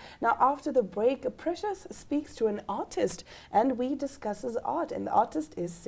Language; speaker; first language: English; native; English